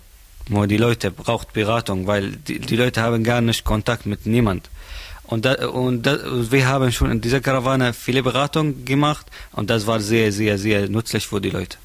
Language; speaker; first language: German; non-native, learner; Arabic